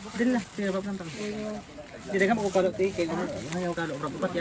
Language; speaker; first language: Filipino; non-native, local second language; Cebuano